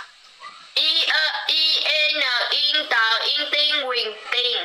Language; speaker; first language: Indonesian; non-native, learner; Vietnamese